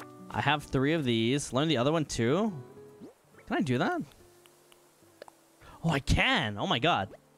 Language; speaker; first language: English; native; English